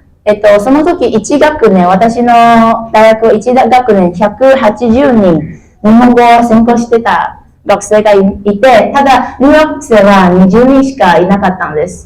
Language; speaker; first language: Japanese; non-native, fluent; Chinese